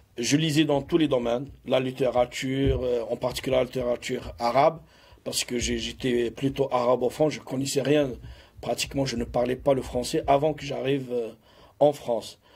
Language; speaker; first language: French; non-native, local second language; Arabic